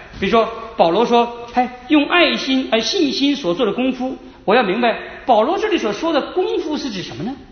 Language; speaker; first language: Chinese; native; Chinese